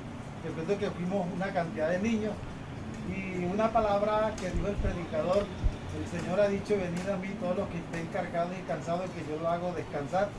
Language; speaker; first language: Spanish; native; Spanish